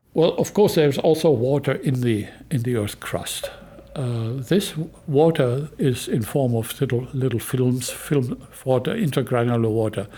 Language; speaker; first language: English; non-native, fluent; German